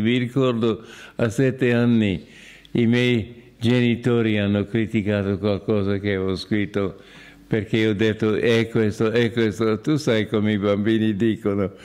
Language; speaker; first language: Italian; non-native, fluent; English